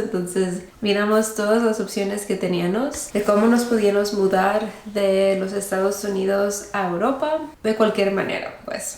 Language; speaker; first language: Spanish; early bilingual, heritage; Spanish